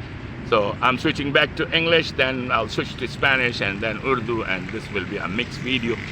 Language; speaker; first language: English; non-native, fluent; Urdu